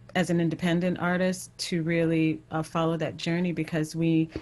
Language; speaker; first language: English; native; English